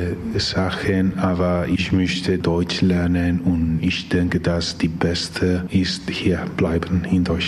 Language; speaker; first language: German; non-native, learner; Spanish